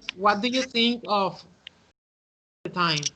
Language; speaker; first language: English; non-native, fluent; Spanish